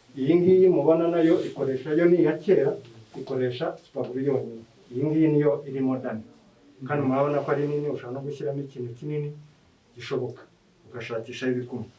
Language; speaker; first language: Kinyarwanda; native; Kinyarwanda